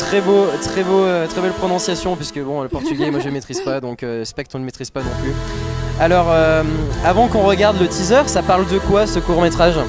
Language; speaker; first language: French; native; French